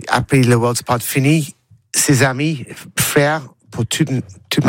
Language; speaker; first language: French; non-native, learner; English